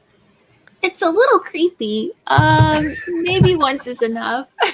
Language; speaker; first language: English; native; English